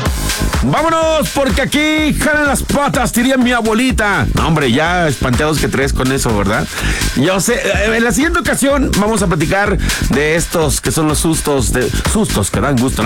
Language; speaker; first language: Spanish; native; Spanish